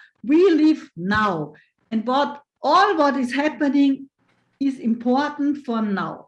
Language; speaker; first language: English; non-native, fluent; German